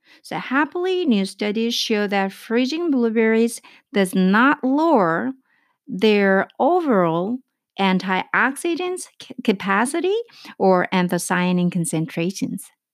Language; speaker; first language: English; non-native, fluent; Korean